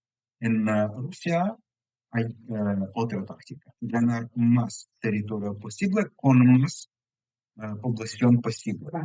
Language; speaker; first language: Spanish; non-native, fluent; Ukrainian